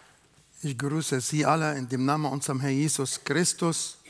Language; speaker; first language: German; non-native, learner; Arabic